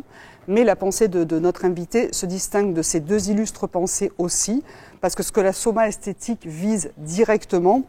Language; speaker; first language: French; native; French